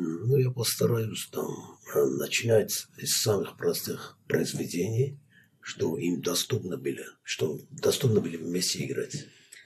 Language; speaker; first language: Russian; non-native, fluent; Armenian